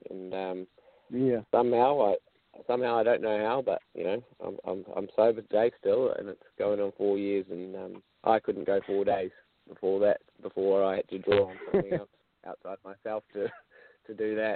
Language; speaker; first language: English; native; English